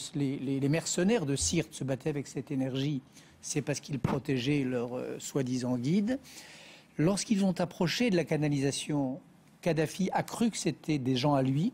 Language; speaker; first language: French; native; French